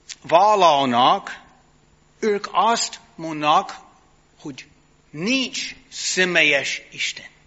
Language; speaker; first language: Hungarian; non-native, fluent; English